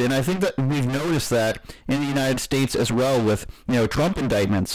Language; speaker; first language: English; native; English